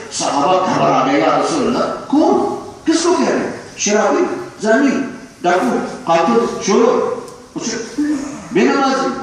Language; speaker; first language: Urdu; non-native, local second language; Punjabi